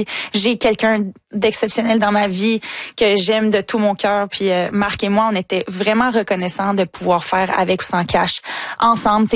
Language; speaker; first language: French; native; French